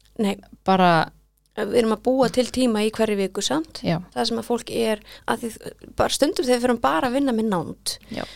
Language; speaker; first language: Icelandic; native; Icelandic